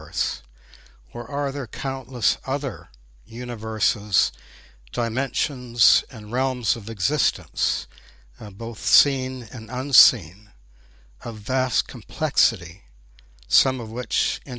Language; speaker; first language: English; native; English